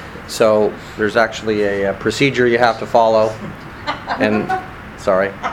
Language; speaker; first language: English; native; English